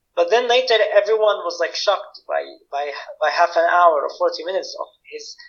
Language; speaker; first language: English; non-native, fluent; Arabic